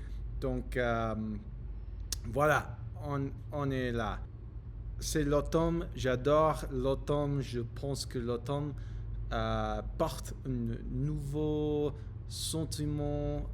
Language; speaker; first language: French; non-native, learner; English